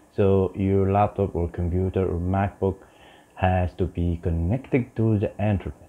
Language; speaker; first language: English; non-native, learner; Arabic